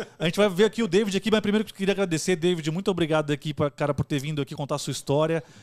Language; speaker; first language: Portuguese; native; Portuguese